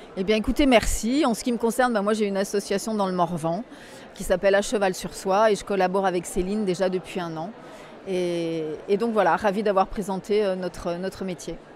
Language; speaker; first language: French; native; French